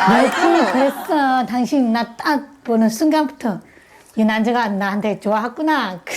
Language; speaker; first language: Korean; non-native, learner; Chinese